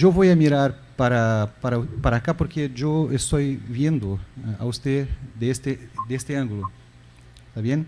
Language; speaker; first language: Spanish; non-native, learner; Portuguese